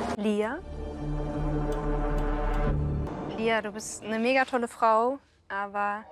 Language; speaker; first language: German; native; German